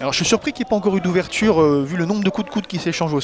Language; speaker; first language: French; native; French